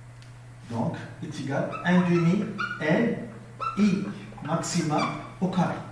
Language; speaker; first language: French; non-native, local second language; Arabic